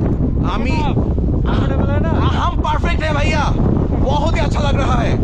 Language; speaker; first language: Hindi; non-native, learner; Bangla